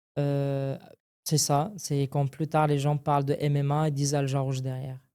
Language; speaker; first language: French; non-native, fluent; Arabic